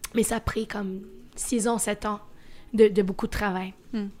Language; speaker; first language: French; early bilingual, other home language; Russian